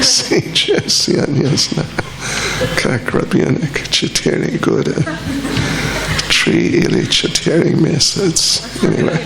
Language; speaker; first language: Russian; non-native, learner; English